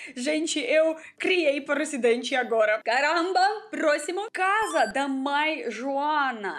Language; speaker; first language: Portuguese; non-native, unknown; Russian